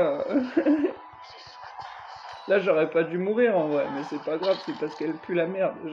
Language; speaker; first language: French; native; French